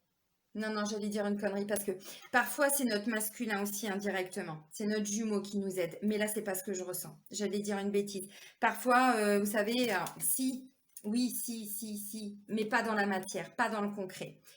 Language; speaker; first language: French; native; French